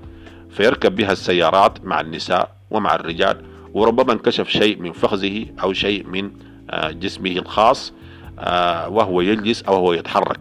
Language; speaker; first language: Arabic; native; Arabic